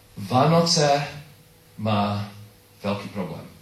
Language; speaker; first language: Czech; non-native, learner; English